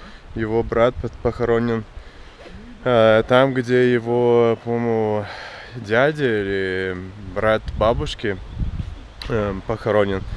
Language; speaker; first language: Russian; non-native, fluent; English